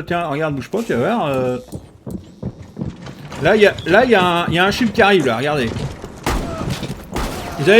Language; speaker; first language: French; native; French